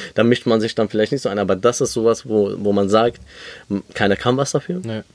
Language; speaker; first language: German; native; German